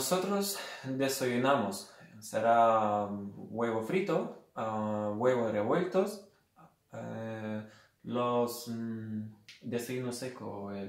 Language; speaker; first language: Spanish; non-native, fluent; Lithuanian